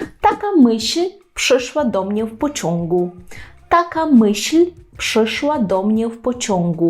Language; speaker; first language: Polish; non-native, fluent; Ukrainian